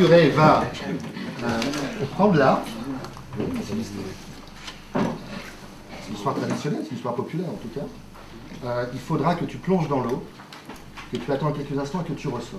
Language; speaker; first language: French; native; French